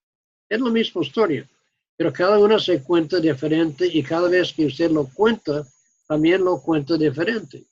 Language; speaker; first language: Spanish; non-native, fluent; English